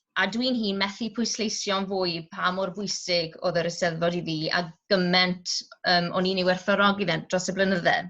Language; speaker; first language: Welsh; native; Welsh